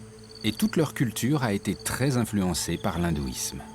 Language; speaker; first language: French; native; French